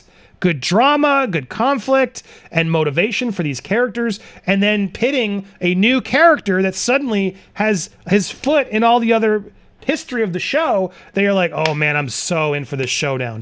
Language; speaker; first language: English; native; English